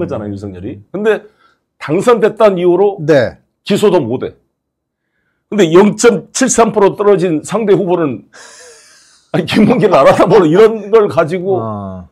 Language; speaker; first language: Korean; native; Korean